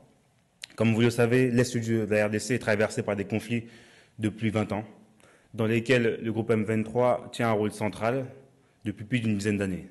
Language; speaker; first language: French; native; French